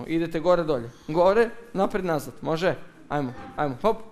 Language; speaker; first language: Croatian; native; Croatian